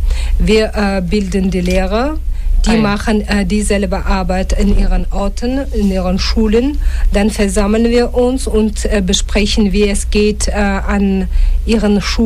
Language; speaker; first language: German; non-native, fluent; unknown